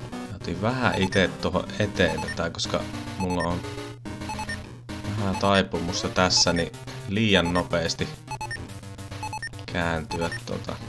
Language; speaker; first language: Finnish; native; Finnish